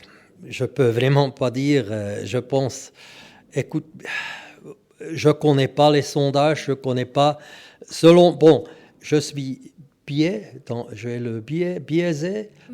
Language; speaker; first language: French; non-native, local second language; German